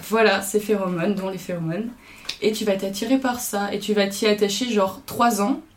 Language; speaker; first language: French; native; French